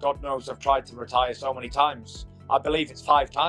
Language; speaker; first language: English; native; English